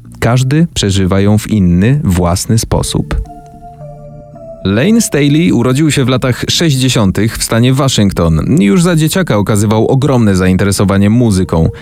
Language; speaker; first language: Polish; native; Polish